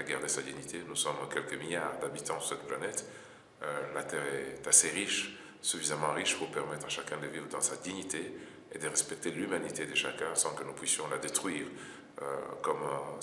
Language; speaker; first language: French; non-native, local second language; Lingala